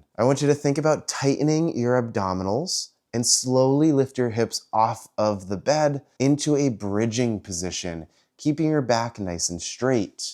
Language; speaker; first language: English; native; English